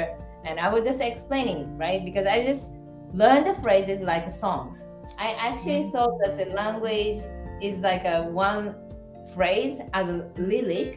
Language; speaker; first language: English; non-native, fluent; Japanese